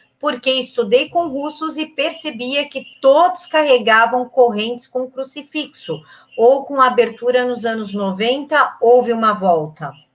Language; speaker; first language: Portuguese; native; Portuguese